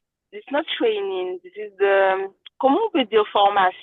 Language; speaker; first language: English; non-native, learner; French